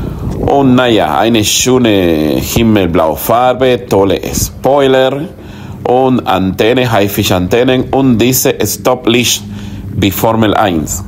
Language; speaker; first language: German; non-native, learner; Spanish